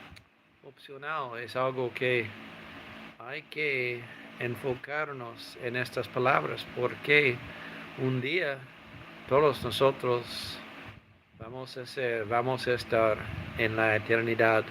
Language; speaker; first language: Spanish; non-native, fluent; English